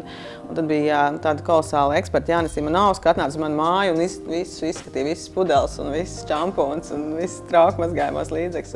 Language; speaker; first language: Latvian; native; Latvian